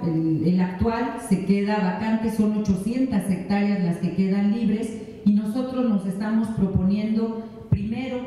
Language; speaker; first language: Spanish; native; Spanish